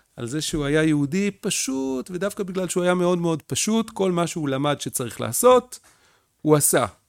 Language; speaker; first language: Hebrew; native; Hebrew